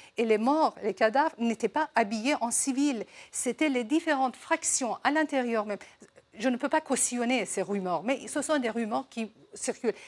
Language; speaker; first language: French; non-native, fluent; Persian